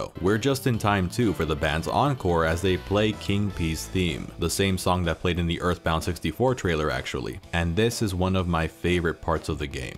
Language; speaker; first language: English; native; English